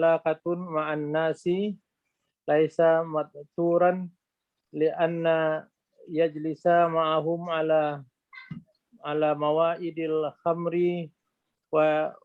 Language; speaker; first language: Arabic; non-native, learner; Indonesian